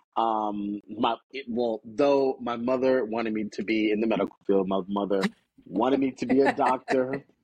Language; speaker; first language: English; native; English